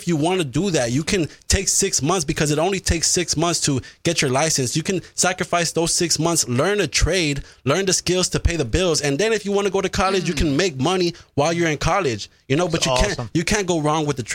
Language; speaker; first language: English; native; English